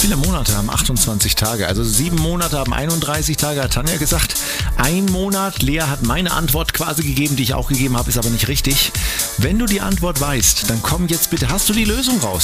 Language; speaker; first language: German; native; German